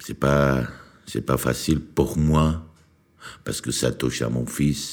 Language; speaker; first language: French; non-native, learner; Georgian